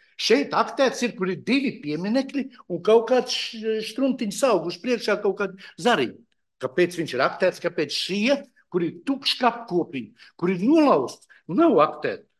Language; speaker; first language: Latvian; native; Latvian